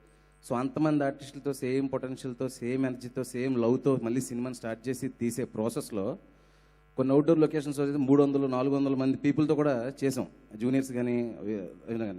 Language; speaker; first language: Telugu; native; Telugu